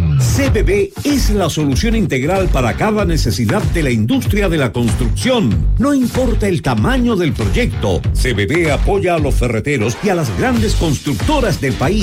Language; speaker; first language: Spanish; native; Spanish